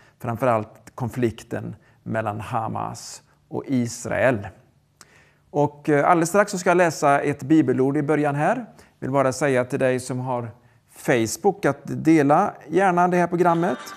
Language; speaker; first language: Swedish; native; Swedish